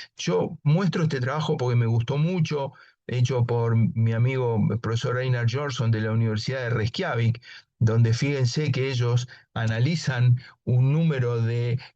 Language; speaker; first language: Spanish; native; Spanish